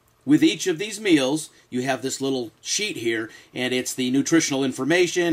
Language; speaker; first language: English; native; English